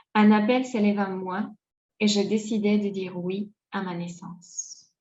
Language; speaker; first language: French; non-native, fluent; Spanish